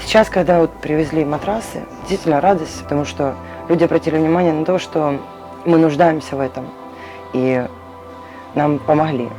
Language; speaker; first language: Russian; native; Russian